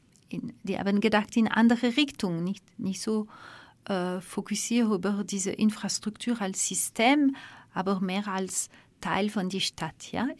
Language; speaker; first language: German; non-native, learner; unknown